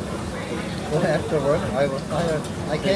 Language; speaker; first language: English; non-native, learner; Korean